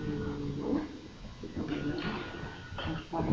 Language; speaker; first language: French; native; French